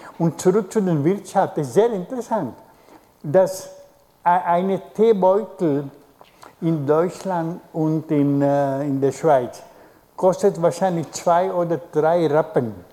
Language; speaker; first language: German; non-native, fluent; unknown